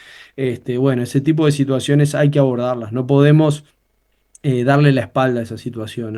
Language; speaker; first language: Spanish; native; Spanish